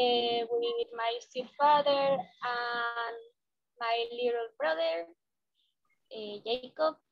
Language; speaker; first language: English; non-native, learner; Spanish